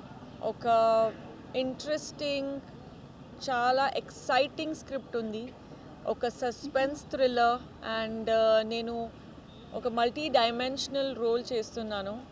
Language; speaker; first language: Telugu; non-native, fluent; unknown